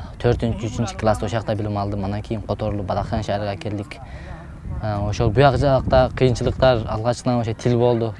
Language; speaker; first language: Kyrgyz; early bilingual, heritage; Kyrgyz